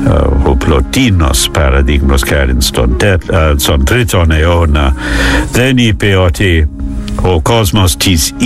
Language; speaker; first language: Greek; non-native, fluent; English